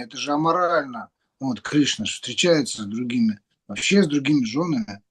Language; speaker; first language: Russian; native; Russian